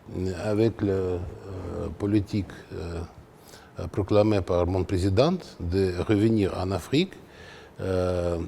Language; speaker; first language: French; non-native, fluent; Russian